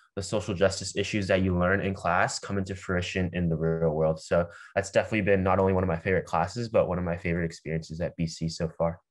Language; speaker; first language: English; native; English